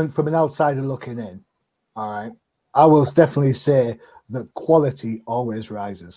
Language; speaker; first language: English; native; English